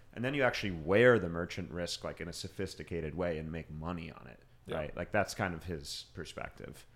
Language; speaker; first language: English; native; English